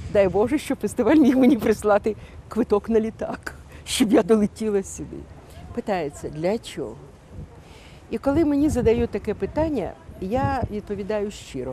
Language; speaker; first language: Ukrainian; native; Ukrainian